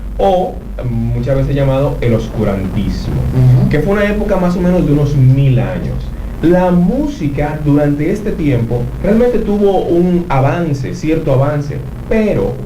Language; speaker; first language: Spanish; native; Spanish